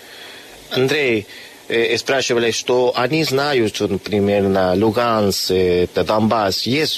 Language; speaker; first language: Russian; non-native, learner; Spanish